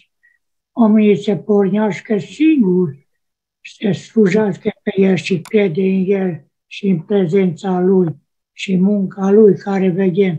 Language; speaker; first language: Romanian; non-native, local second language; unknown